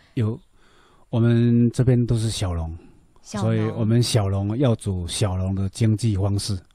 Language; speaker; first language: Chinese; native; Chinese